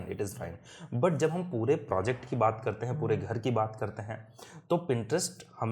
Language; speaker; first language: Hindi; native; Hindi